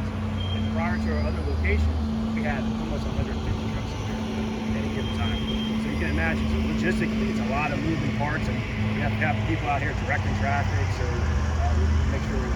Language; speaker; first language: English; native; English